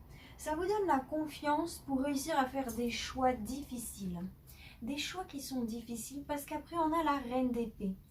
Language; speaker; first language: French; native; French